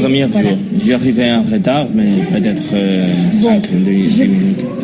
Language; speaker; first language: French; non-native, learner; Spanish